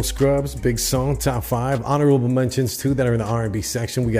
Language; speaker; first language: English; native; English